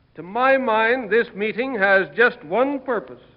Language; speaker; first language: English; native; English